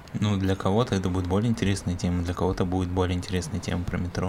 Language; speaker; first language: Russian; native; Russian